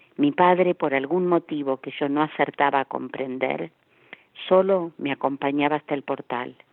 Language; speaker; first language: Spanish; native; Spanish